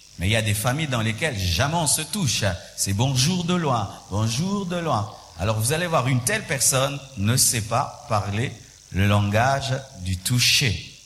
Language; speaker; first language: French; non-native, local second language; Swahili